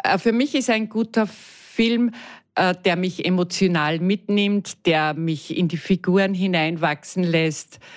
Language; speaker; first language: German; native; German